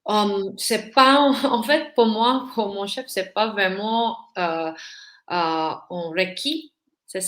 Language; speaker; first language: French; non-native, learner; Filipino